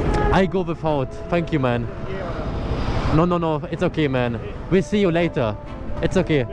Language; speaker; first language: English; non-native, learner; German